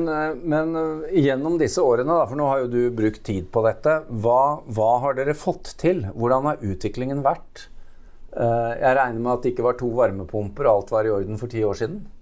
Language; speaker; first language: Norwegian; native; Norwegian